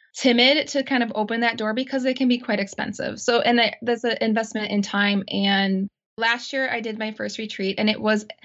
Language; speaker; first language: English; native; English